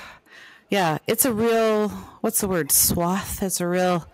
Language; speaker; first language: English; native; English